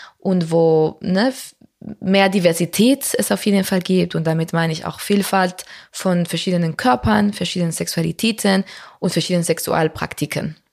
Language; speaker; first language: German; non-native, fluent; Spanish